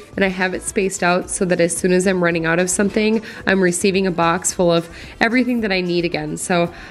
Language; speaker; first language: English; native; English